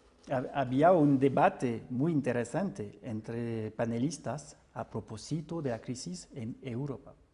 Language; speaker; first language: Spanish; non-native, fluent; French